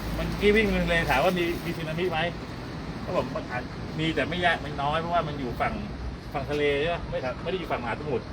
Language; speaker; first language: Thai; native; Thai